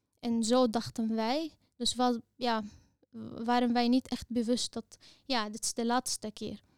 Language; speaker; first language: Dutch; non-native, fluent; Arabic